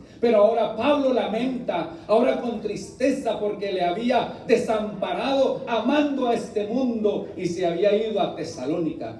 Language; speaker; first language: Spanish; native; Spanish